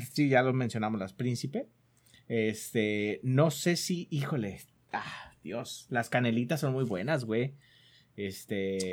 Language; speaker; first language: Spanish; native; Spanish